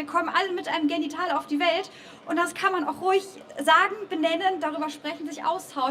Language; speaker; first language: German; native; German